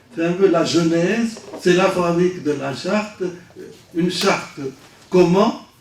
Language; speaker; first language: French; non-native, local second language; Arabic